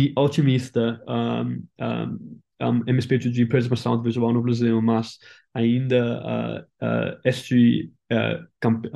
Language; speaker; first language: Portuguese; non-native, learner; English